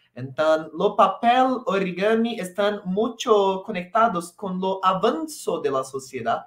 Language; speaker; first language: Spanish; non-native, local second language; Portuguese